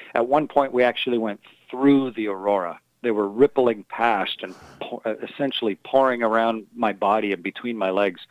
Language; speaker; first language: English; native; English